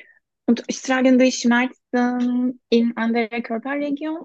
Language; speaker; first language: German; non-native, learner; Turkish